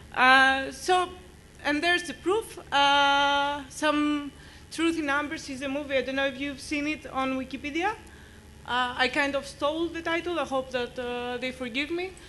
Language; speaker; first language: English; non-native, fluent; Greek